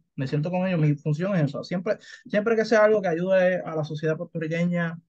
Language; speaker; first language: Spanish; native; Spanish